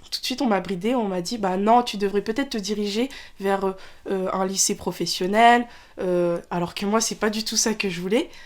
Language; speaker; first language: French; early bilingual, other home language; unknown